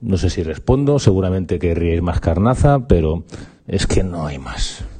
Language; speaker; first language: Spanish; native; Spanish